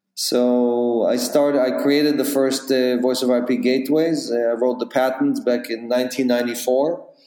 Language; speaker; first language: English; non-native, fluent; Russian